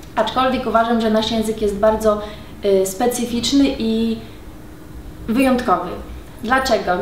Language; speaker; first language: Polish; native; Polish